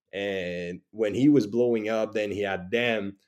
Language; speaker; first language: English; native; English